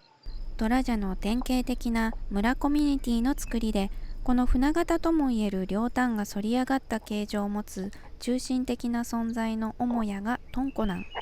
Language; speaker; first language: Japanese; native; Japanese